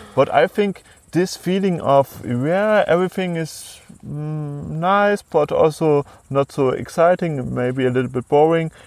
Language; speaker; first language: English; non-native, fluent; German